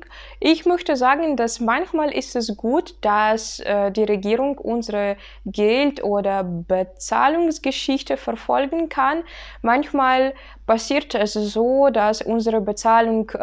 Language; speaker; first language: German; non-native, fluent; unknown